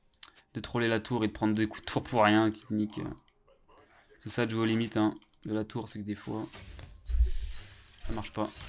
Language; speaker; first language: French; native; French